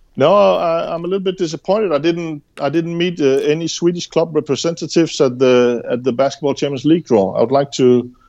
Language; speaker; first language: English; non-native, fluent; Danish